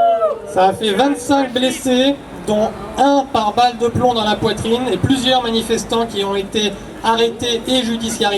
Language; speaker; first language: French; native; French